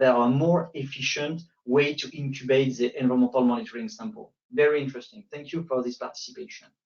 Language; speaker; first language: English; non-native, fluent; French